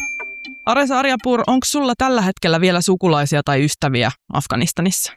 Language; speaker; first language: Finnish; native; Finnish